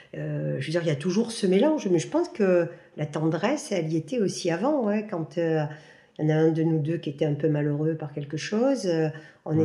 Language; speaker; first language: French; native; French